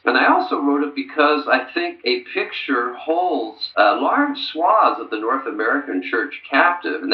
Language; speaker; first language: English; native; English